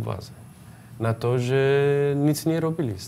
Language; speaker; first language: Polish; non-native, learner; Persian